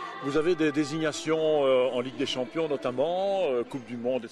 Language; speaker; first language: French; native; French